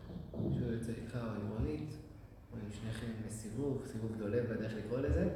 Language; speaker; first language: Hebrew; native; Hebrew